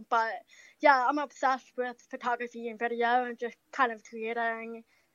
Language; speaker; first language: English; native; English